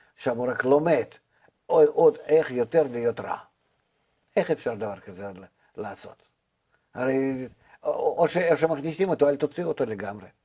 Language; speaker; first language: Hebrew; non-native, fluent; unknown